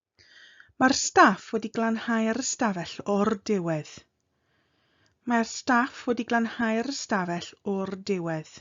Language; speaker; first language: Welsh; non-native, fluent; English